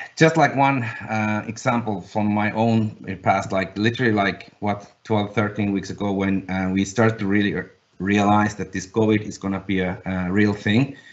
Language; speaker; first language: English; non-native, fluent; Finnish